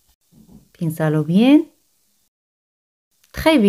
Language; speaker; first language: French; non-native, fluent; Spanish